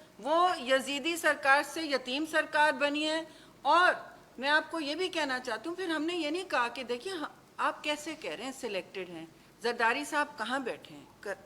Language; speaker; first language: Urdu; native; Urdu